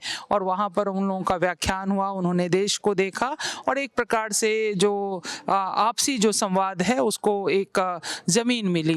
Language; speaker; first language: Hindi; native; Hindi